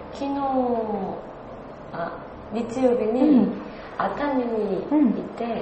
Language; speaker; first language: Japanese; non-native, learner; Korean